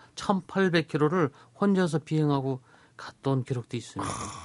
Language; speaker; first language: Korean; native; Korean